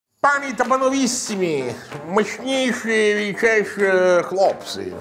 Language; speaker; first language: Ukrainian; non-native, learner; Italian